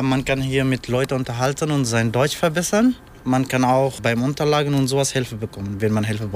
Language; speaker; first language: German; non-native, fluent; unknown